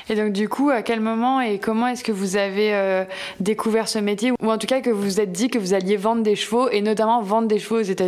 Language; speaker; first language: French; native; French